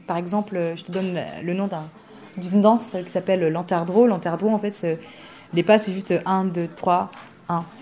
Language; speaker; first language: French; early bilingual, other home language; Bulgarian